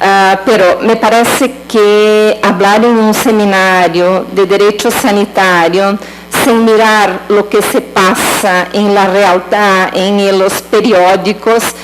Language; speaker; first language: Spanish; non-native, learner; Portuguese